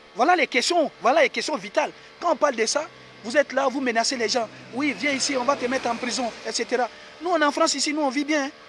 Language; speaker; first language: French; native; French